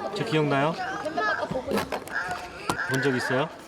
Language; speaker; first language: Korean; early bilingual, heritage; Korean